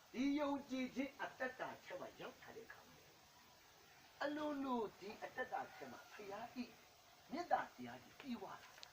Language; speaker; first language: Burmese; non-native, local second language; Kachin